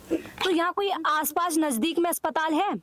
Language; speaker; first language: Hindi; native; Hindi